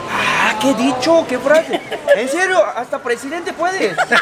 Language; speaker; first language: Spanish; non-native, fluent; Korean